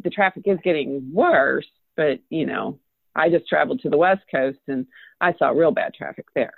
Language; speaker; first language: English; native; English